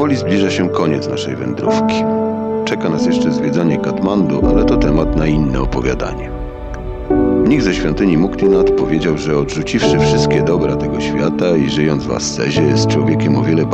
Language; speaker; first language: Polish; native; Polish